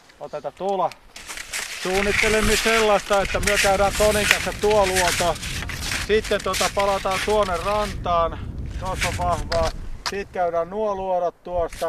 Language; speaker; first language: Finnish; native; Finnish